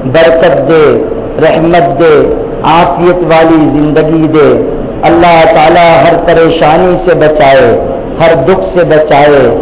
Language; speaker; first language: Urdu; native; Urdu